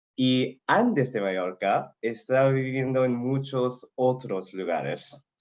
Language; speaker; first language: Spanish; non-native, learner; English